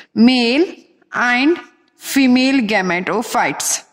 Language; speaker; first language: English; non-native, local second language; Kannada